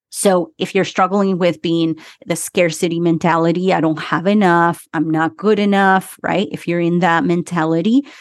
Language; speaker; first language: English; early bilingual, other home language; Spanish